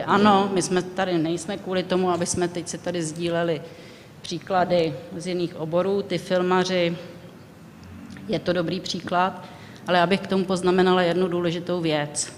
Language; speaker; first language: Czech; native; Czech